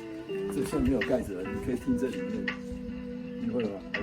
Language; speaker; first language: Chinese; native; Chinese